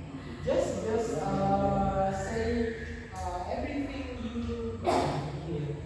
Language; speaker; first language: English; non-native, learner; Indonesian